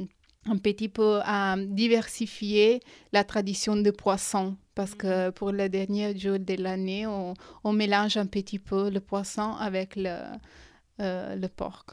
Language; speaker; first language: French; non-native, fluent; Italian